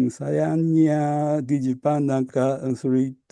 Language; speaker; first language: Indonesian; non-native, learner; Japanese